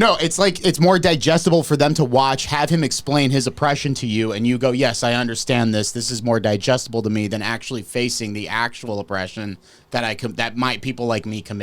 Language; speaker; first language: English; native; English